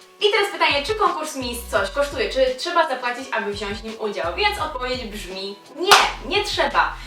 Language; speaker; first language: Polish; native; Polish